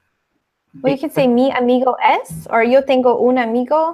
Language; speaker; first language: Spanish; non-native, fluent; English